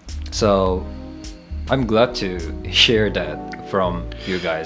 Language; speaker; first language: English; non-native, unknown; Japanese